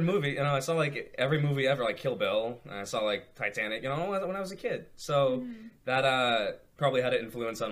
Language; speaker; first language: English; native; English